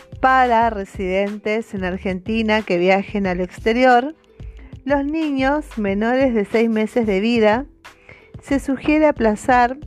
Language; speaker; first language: Spanish; native; Spanish